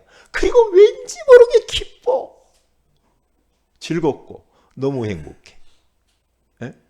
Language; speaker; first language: Korean; native; Korean